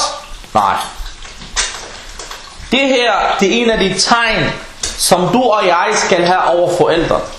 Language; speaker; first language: Danish; early bilingual, other home language; Arabic